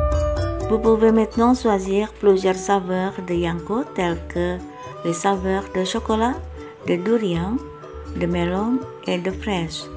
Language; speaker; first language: French; non-native, fluent; Indonesian